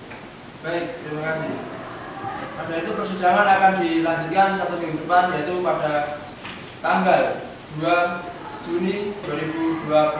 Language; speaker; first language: Indonesian; native; Indonesian